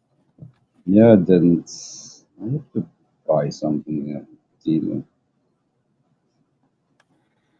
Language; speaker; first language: English; non-native, learner; Dutch